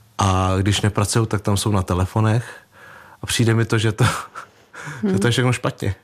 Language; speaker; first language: Czech; early bilingual, other home language; Vietnamese